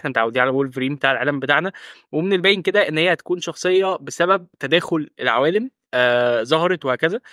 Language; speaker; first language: Arabic; native; Arabic